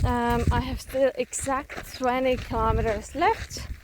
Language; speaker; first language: English; non-native, fluent; Finnish